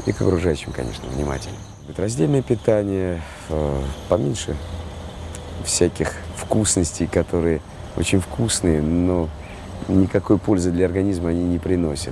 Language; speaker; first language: Russian; native; Russian